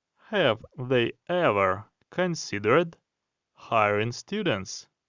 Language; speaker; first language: English; non-native, fluent; Ukrainian